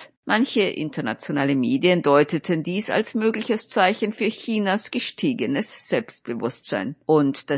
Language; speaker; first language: German; native; German